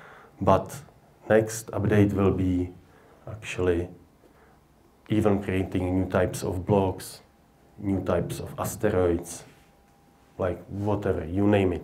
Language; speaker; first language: English; non-native, fluent; Czech